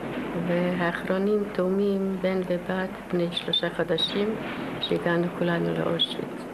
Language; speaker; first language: Hebrew; non-native, fluent; Yiddish